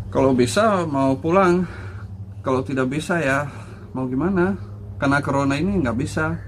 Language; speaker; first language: Indonesian; non-native, learner; Dutch